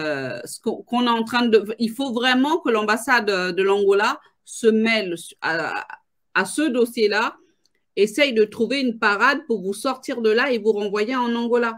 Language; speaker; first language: French; native; French